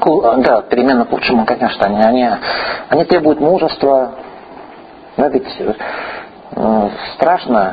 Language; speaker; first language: Russian; native; Russian